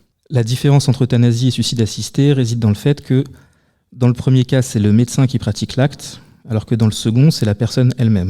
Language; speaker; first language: French; native; French